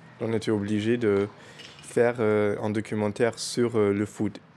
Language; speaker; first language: French; non-native, fluent; German